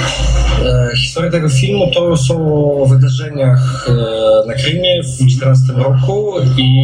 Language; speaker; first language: Polish; non-native, fluent; Russian